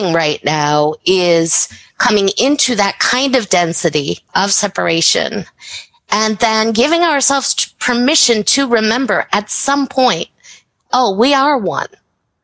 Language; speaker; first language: English; native; English